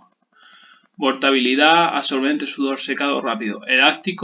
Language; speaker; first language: Spanish; native; Spanish